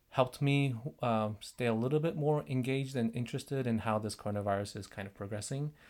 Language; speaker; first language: English; non-native, fluent; Korean